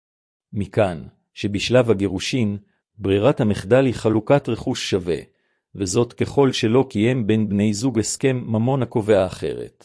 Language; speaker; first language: Hebrew; native; Hebrew